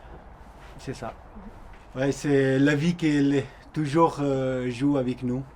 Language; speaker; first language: French; non-native, learner; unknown